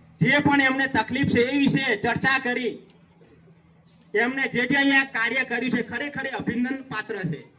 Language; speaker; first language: Gujarati; native; Gujarati